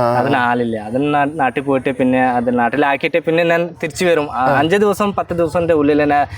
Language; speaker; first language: Malayalam; non-native, fluent; Bangla